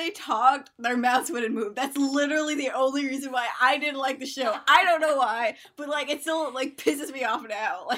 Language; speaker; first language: English; native; English